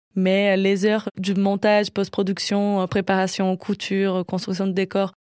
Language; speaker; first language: French; non-native, fluent; Portuguese